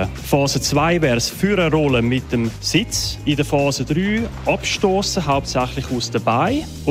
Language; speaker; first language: German; native; German